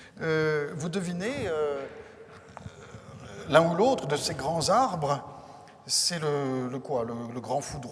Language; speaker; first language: French; native; French